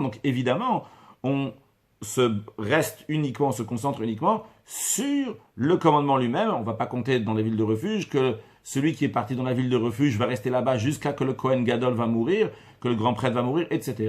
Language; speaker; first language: French; native; French